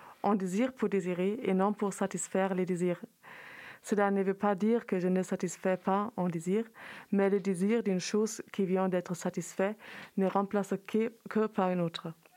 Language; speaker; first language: French; non-native, fluent; German